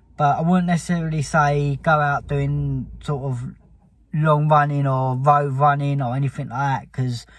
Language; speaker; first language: English; native; English